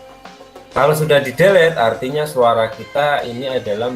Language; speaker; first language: Indonesian; native; Indonesian